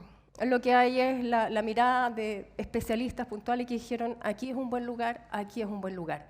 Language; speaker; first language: Spanish; native; Spanish